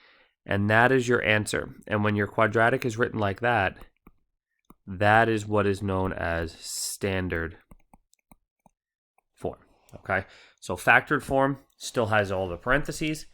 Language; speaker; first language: English; native; English